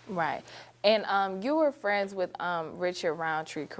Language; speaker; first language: English; native; English